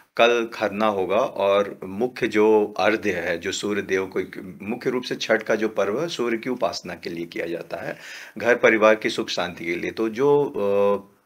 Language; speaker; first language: Hindi; native; Hindi